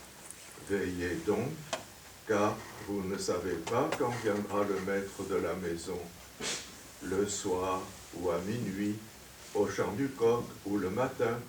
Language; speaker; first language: French; native; French